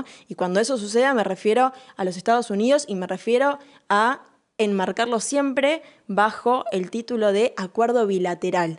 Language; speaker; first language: Spanish; native; Spanish